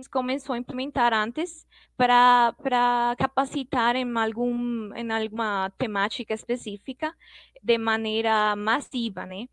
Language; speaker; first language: Portuguese; non-native, fluent; Spanish